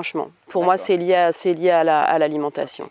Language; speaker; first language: French; native; French